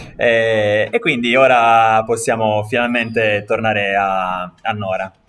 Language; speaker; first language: Italian; non-native, local second language; Sardinian